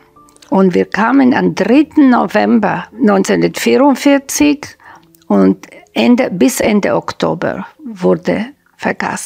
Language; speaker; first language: German; non-native, fluent; Slovak